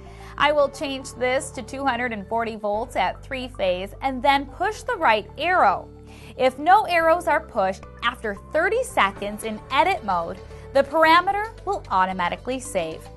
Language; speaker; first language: English; native; English